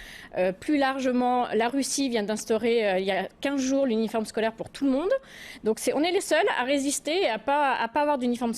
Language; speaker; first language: French; native; French